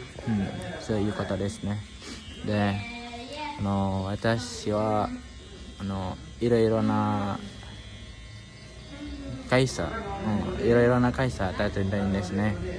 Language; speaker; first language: Japanese; non-native, learner; Indonesian